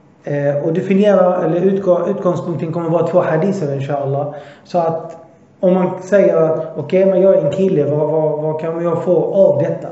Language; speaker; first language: Swedish; early bilingual, other home language; Arabic